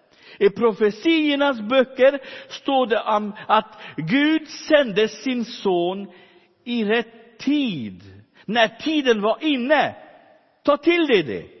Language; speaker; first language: Swedish; non-native, fluent; Romany